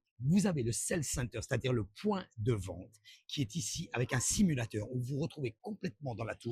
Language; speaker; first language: French; native; French